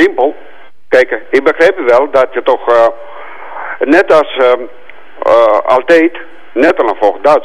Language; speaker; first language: Dutch; non-native, fluent; Greek